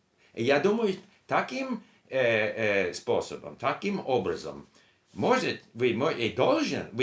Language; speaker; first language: Russian; non-native, learner; English